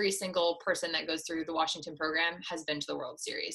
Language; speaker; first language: English; native; English